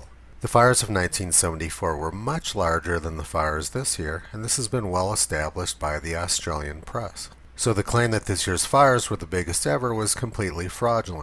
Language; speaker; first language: English; native; English